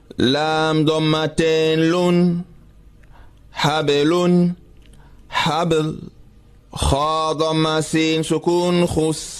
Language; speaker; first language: Arabic; non-native, fluent; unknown